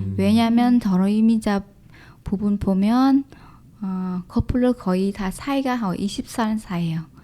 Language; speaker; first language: Korean; non-native, learner; Vietnamese